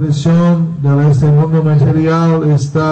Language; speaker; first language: Spanish; non-native, learner; Bangla